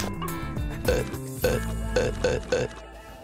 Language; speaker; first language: Chinese; native; Chinese